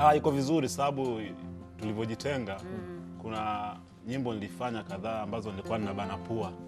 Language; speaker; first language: Swahili; native; Swahili